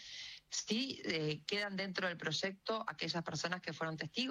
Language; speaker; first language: Spanish; native; Spanish